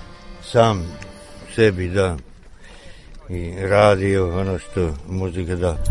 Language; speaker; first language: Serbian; non-native, local second language; Hungarian